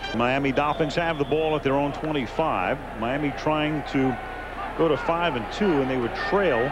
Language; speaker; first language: English; native; English